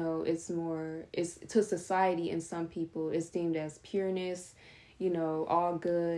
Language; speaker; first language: English; native; English